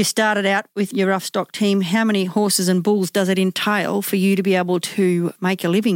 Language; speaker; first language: English; native; English